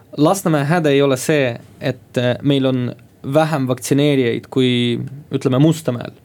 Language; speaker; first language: Estonian; non-native, local second language; Russian